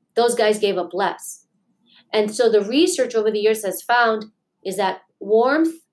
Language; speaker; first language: English; native; English